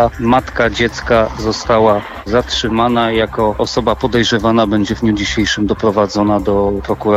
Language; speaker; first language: Polish; native; Polish